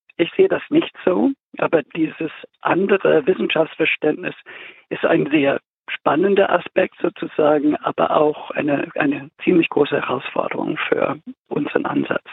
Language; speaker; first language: German; non-native, fluent; English